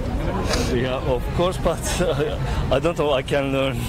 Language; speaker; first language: English; non-native, learner; Turkish